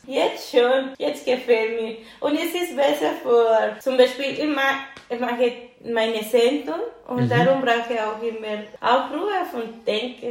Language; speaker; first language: German; non-native, learner; Spanish